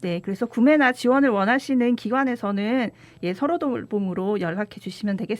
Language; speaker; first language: Korean; native; Korean